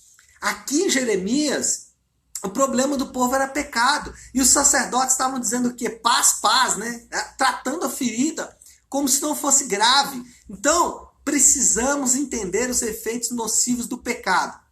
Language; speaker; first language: Portuguese; native; Portuguese